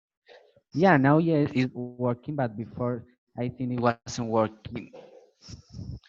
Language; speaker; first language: English; non-native, learner; Spanish